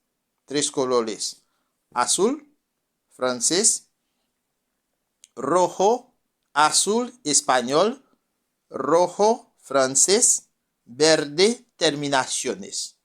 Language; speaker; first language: Spanish; non-native, fluent; French